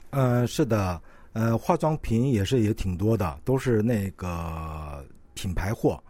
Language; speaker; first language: Chinese; non-native, local second language; Korean